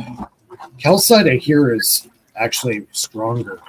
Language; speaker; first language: English; native; English